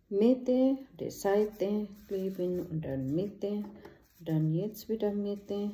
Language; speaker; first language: German; non-native, learner; Filipino